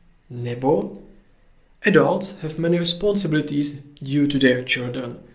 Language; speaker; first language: English; non-native, fluent; Czech